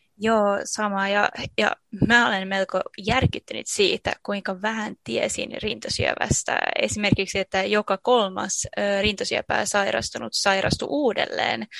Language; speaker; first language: Finnish; native; Finnish